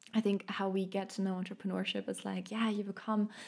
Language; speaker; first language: English; non-native, fluent; German